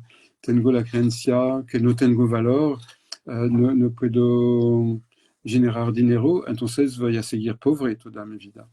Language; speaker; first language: Spanish; non-native, fluent; French